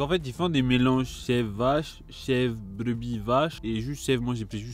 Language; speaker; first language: French; native; French